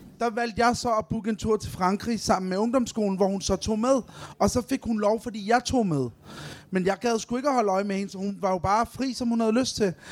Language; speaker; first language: Danish; early bilingual, other home language; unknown